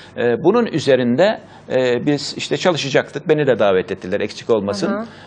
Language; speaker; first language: Turkish; native; Turkish